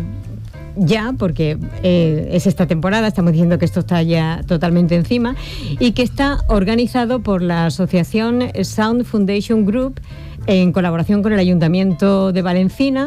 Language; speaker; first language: Spanish; native; Spanish